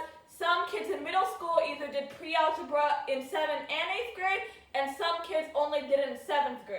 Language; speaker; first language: English; native; English